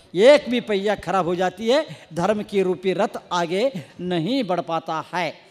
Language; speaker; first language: Hindi; non-native, local second language; Kannada